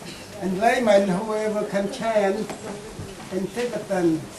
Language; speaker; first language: English; non-native, fluent; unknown